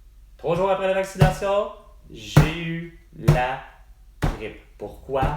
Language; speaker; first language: French; native; French